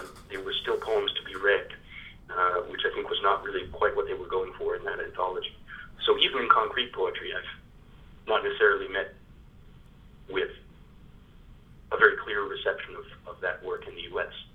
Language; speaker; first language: English; early bilingual, other home language; French